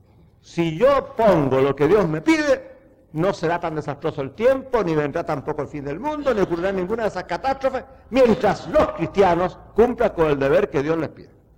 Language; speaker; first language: Spanish; native; Spanish